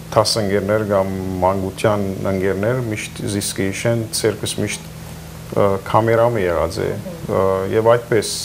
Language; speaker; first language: Armenian; native; Armenian